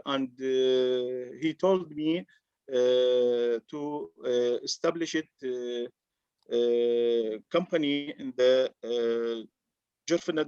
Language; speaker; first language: English; non-native, learner; Arabic